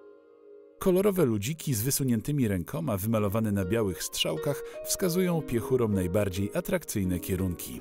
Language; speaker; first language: Polish; native; Polish